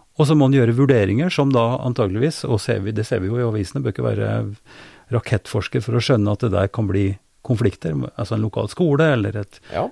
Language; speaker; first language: Norwegian; native; Norwegian